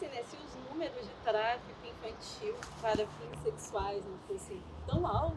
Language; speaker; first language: Portuguese; native; Portuguese